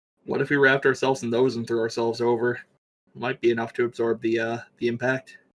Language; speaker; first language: English; native; English